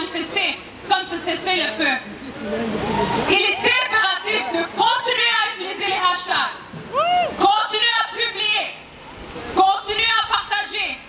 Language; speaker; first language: French; native; French